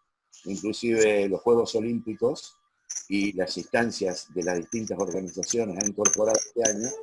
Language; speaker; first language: Spanish; native; Spanish